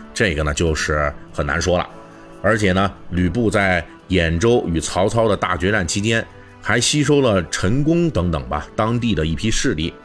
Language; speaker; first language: Chinese; native; Chinese